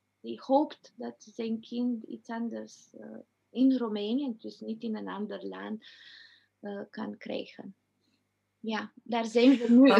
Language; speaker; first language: Dutch; non-native, fluent; Romanian